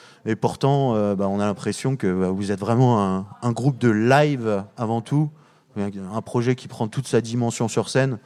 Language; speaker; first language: French; native; French